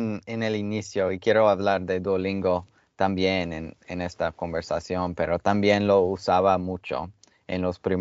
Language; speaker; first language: Spanish; non-native, fluent; English